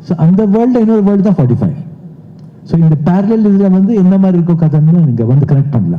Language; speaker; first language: Tamil; non-native, local second language; Kannada